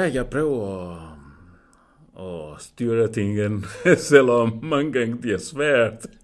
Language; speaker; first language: Danish; non-native, fluent; Portuguese